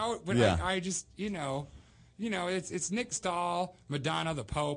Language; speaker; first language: English; native; English